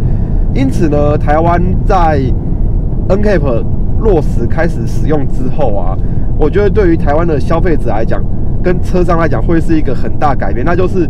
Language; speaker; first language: Chinese; native; Chinese